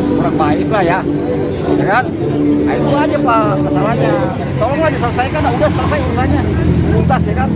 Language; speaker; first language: Indonesian; native; Indonesian